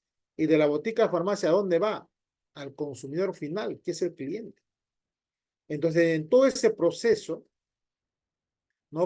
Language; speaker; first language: Spanish; native; Spanish